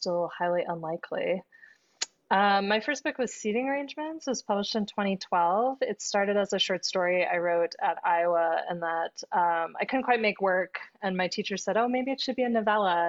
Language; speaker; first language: English; native; English